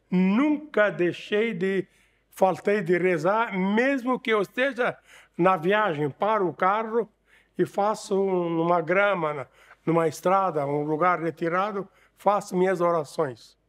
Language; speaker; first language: Portuguese; non-native, fluent; Arabic